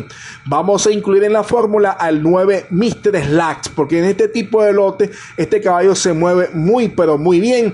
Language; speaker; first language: Spanish; native; Spanish